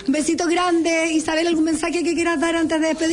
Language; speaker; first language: Spanish; native; Spanish